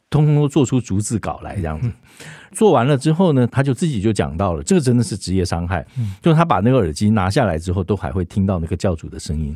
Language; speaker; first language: Chinese; native; Chinese